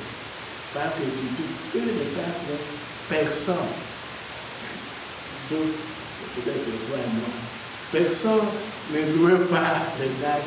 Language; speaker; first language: French; non-native, learner; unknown